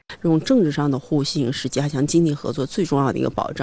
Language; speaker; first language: Chinese; native; Chinese